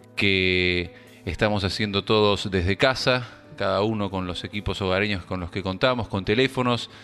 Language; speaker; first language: Spanish; native; Spanish